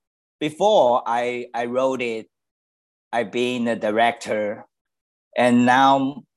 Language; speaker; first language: English; non-native, learner; Chinese